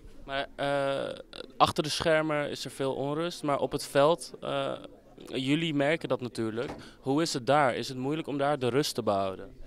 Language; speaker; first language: Dutch; native; Dutch